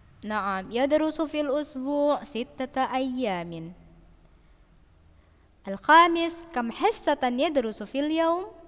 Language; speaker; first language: Arabic; non-native, fluent; Indonesian